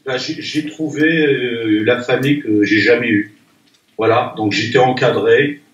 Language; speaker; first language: French; non-native, local second language; Arabic